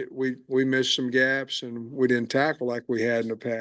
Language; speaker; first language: English; native; English